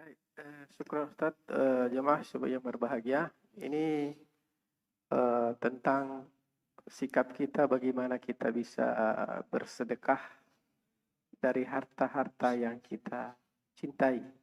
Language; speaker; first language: Indonesian; native; Indonesian